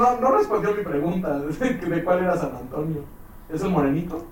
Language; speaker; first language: Spanish; native; Spanish